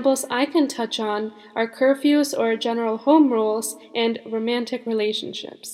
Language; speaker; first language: English; early bilingual, other home language; Malayalam